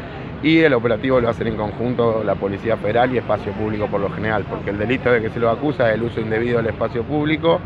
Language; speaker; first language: Spanish; native; Spanish